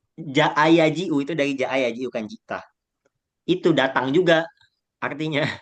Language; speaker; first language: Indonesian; native; Indonesian